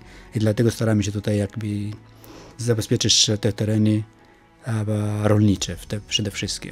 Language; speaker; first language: Polish; non-native, fluent; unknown